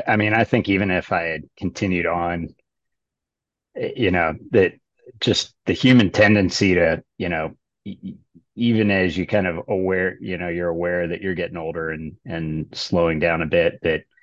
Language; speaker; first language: English; native; English